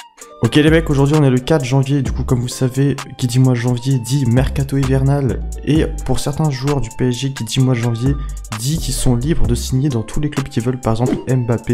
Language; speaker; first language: French; native; French